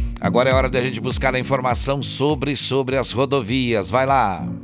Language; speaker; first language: Portuguese; native; Portuguese